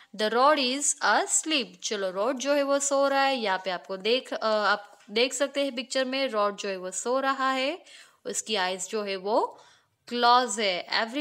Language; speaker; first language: Hindi; non-native, local second language; Gujarati